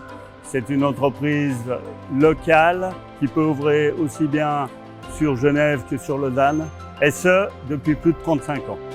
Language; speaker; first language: French; native; French